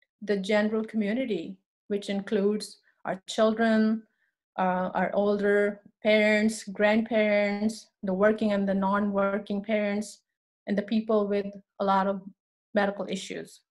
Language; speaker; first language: English; non-native, local second language; Urdu